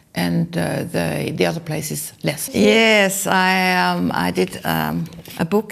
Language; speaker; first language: English; non-native, learner; German